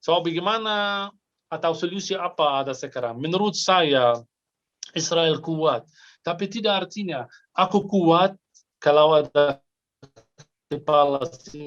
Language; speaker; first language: Indonesian; non-native, fluent; Arabic